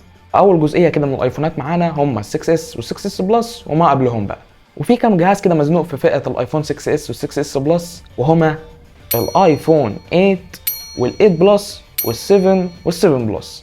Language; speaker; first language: Arabic; native; Arabic